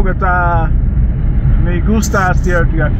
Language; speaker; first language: Spanish; non-native, learner; English